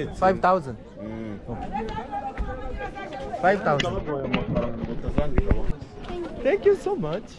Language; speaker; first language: English; non-native, learner; Korean